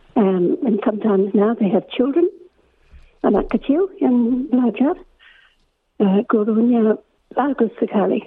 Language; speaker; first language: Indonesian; non-native, fluent; English